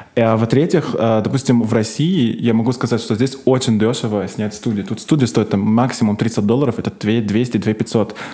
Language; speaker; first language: Russian; non-native, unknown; Arabic